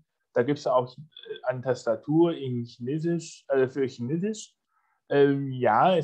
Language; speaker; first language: German; non-native, fluent; Chinese